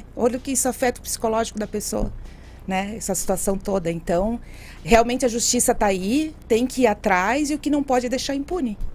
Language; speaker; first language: Portuguese; native; Portuguese